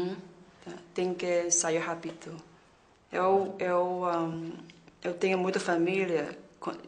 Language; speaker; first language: Portuguese; non-native, learner; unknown